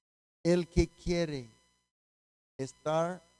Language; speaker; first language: Spanish; non-native, fluent; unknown